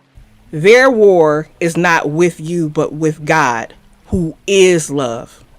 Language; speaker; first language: English; native; English